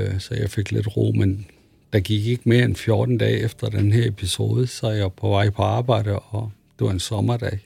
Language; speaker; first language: Danish; early bilingual, other home language; Arabic